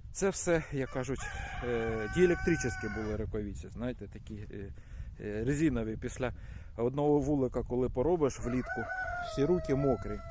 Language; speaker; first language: Ukrainian; non-native, local second language; Russian